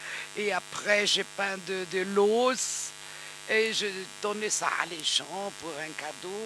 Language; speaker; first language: French; non-native, learner; German